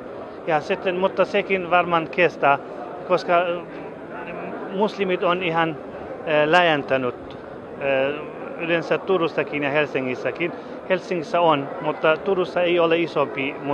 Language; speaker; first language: Finnish; non-native, learner; Kurdish